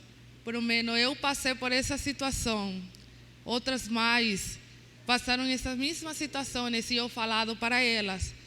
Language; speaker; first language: Portuguese; non-native, learner; Spanish